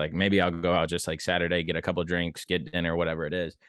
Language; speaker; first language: English; native; English